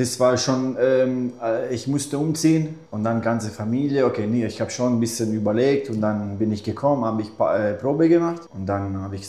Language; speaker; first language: German; non-native, fluent; Italian